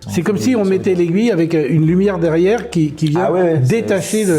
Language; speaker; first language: French; native; French